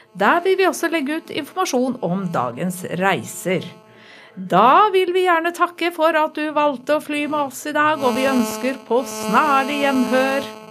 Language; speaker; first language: Norwegian; native; Norwegian